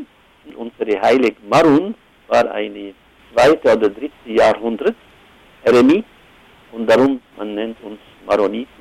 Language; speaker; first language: German; non-native, fluent; Arabic